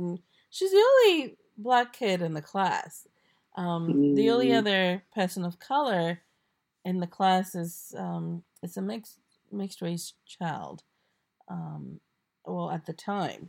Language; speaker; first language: English; non-native, local second language; Akan